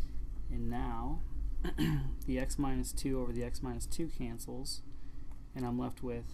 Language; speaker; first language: English; native; English